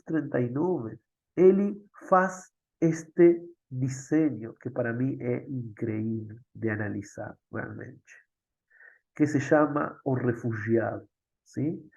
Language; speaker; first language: Portuguese; non-native, fluent; Spanish